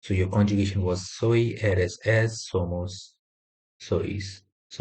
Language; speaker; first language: Spanish; non-native, fluent; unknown